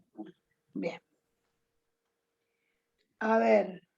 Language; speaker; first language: Spanish; native; Spanish